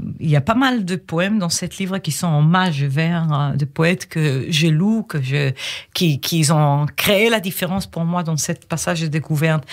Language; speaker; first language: French; non-native, fluent; Hebrew